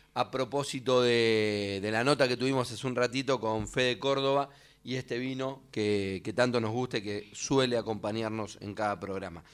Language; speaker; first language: Spanish; native; Spanish